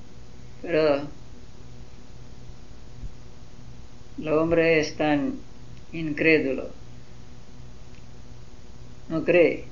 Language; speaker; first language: Spanish; non-native, learner; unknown